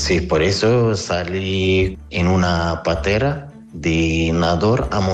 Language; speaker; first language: Spanish; non-native, learner; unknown